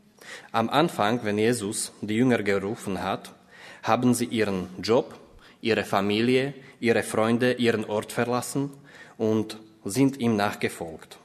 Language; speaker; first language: German; non-native, fluent; Slovak